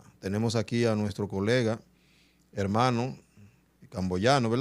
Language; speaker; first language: Spanish; native; Spanish